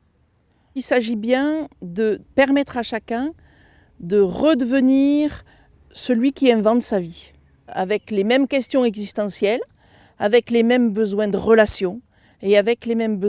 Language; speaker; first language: French; native; French